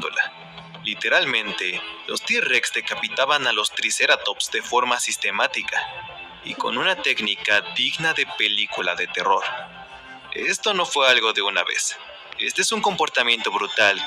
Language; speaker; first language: Spanish; native; Spanish